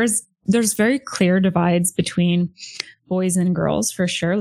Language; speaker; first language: English; native; English